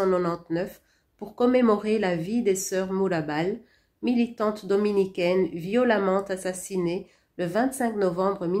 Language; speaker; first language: French; non-native, local second language; Rundi